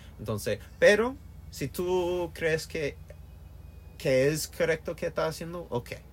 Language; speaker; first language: Spanish; non-native, learner; English